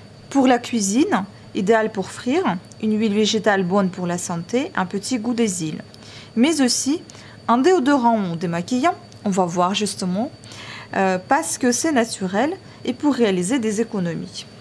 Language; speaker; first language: French; non-native, fluent; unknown